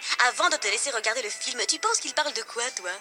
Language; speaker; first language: French; native; French